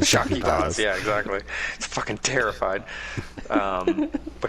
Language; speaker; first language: English; native; English